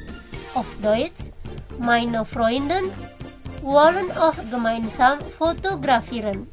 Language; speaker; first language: German; non-native, fluent; Indonesian